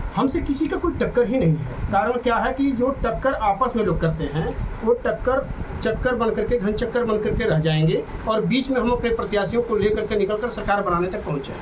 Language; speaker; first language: Hindi; native; Hindi